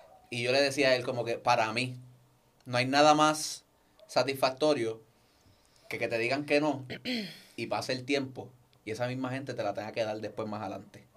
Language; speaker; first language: Spanish; native; Spanish